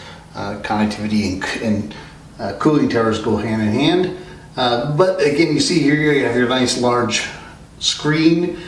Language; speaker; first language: English; native; English